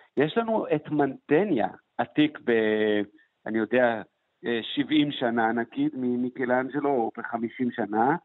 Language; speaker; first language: Hebrew; native; Hebrew